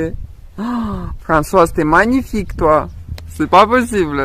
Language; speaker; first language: French; non-native, learner; Russian